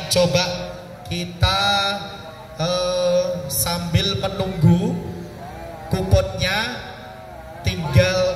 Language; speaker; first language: Indonesian; non-native, local second language; Javanese